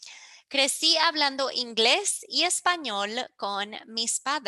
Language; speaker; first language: Spanish; early bilingual, heritage; English